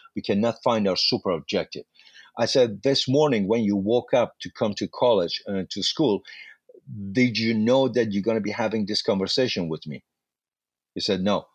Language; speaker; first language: English; non-native, fluent; Persian